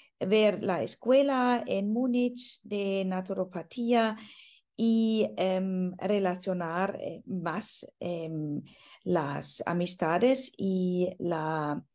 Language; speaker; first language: Spanish; non-native, fluent; German